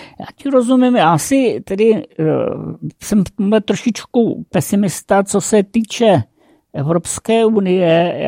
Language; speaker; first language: Czech; native; Czech